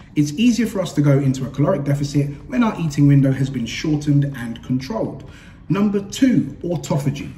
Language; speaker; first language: English; native; English